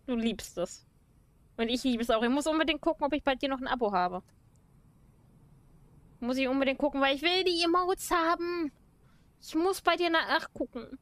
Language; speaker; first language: German; native; German